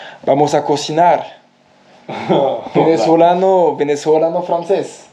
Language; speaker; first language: Spanish; non-native, learner; French